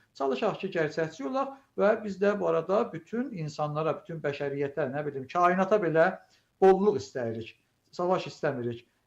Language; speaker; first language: Azerbaijani; native; Azerbaijani